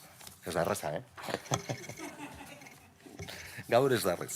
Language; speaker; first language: Basque; non-native, local second language; Spanish